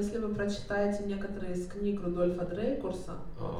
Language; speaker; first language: Russian; native; Russian